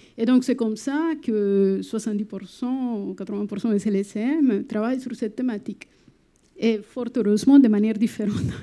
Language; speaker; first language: French; non-native, fluent; Spanish